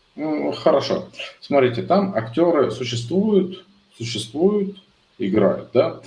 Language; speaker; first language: Russian; native; Russian